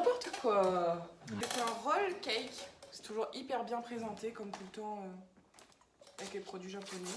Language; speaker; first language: French; native; French